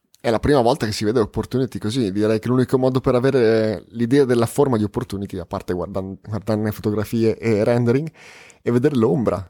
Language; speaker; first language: Italian; native; Italian